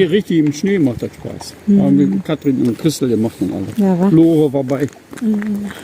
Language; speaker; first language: German; native; German